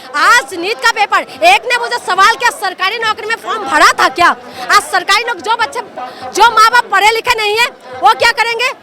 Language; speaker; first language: Hindi; non-native, local second language; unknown